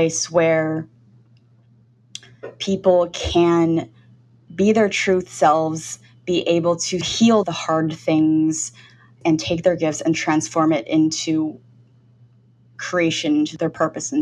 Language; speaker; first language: English; native; English